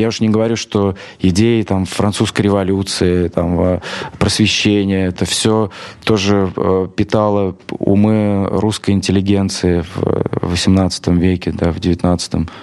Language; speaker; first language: Russian; native; Russian